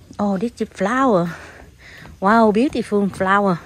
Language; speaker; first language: English; non-native, learner; Vietnamese